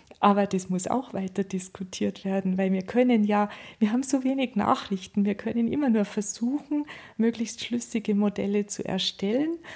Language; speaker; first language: German; native; German